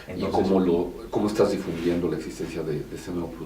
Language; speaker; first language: Spanish; native; Spanish